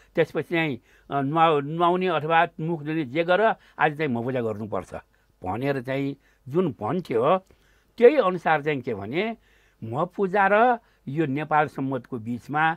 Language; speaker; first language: Nepali; non-native, local second language; Newari